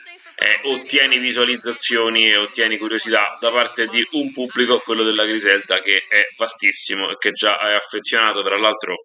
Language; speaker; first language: Italian; native; Italian